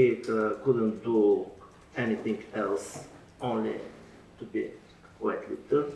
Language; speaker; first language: English; non-native, learner; Bulgarian